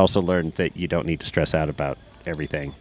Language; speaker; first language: English; native; English